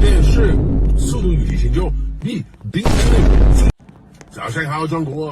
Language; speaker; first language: Chinese; non-native, learner; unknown